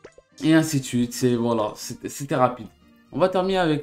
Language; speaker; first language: French; native; French